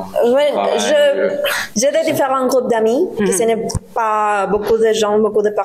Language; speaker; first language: French; non-native, learner; Spanish